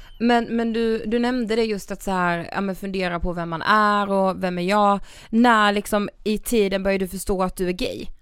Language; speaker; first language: Swedish; native; Swedish